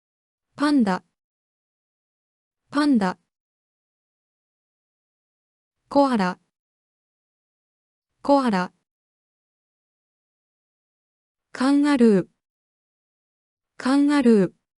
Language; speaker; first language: Japanese; native; Japanese